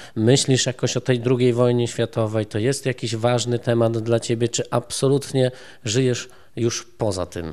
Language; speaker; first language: Polish; native; Polish